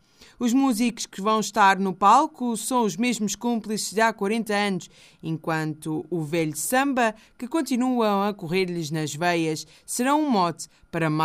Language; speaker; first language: Portuguese; native; Portuguese